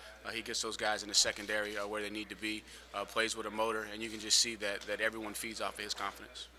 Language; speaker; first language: English; native; English